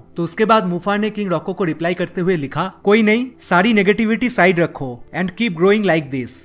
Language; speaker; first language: Hindi; non-native, local second language; Bangla